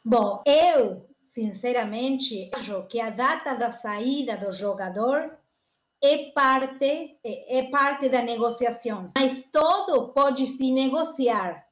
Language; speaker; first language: Portuguese; non-native, learner; Spanish